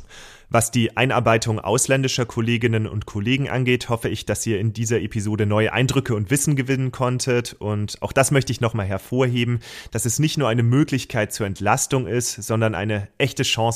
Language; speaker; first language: German; native; German